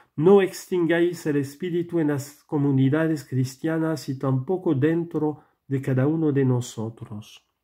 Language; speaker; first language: Spanish; non-native, fluent; French